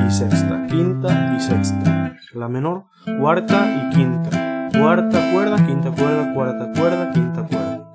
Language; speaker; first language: Spanish; native; Spanish